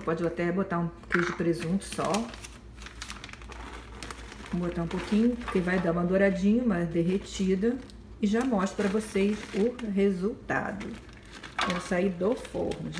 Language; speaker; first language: Portuguese; native; Portuguese